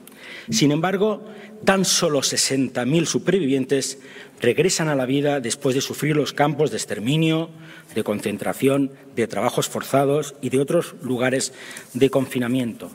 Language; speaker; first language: Spanish; native; Spanish